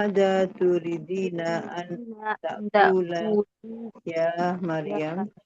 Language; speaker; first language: Arabic; non-native, learner; Indonesian